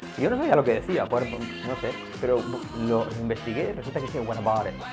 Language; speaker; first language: Spanish; native; Spanish